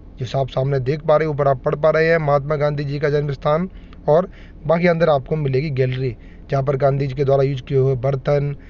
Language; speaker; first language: Hindi; native; Hindi